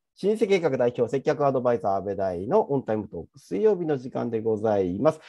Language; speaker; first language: Japanese; native; Japanese